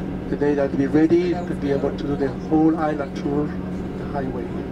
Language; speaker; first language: English; non-native, fluent; Spanish